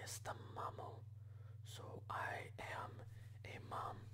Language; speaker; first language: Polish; non-native, learner; English